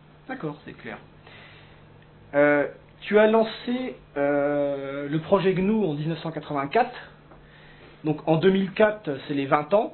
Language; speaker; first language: French; native; French